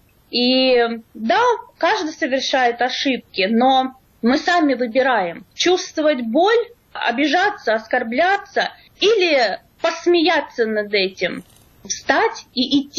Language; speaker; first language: Russian; native; Russian